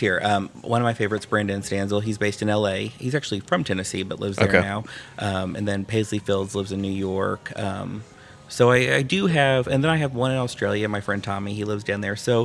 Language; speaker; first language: English; native; English